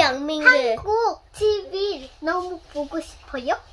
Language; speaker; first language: Korean; early bilingual, other home language; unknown